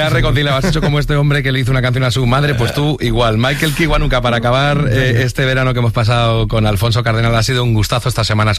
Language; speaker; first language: Spanish; native; Spanish